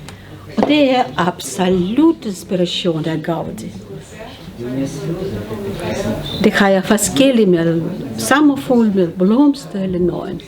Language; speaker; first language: Danish; non-native, learner; Russian